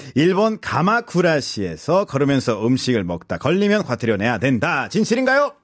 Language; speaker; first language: Korean; non-native, fluent; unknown